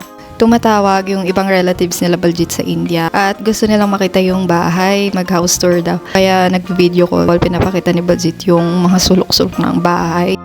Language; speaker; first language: Filipino; native; Filipino